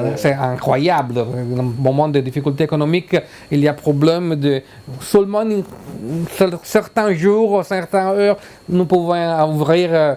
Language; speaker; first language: French; non-native, learner; Italian